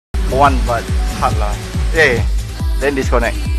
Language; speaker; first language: English; non-native, local second language; Malay